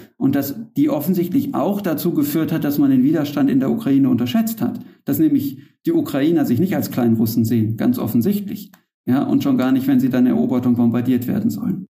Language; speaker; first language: German; native; German